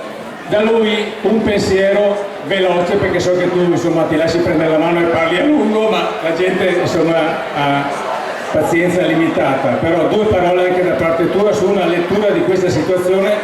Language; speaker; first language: Italian; native; Italian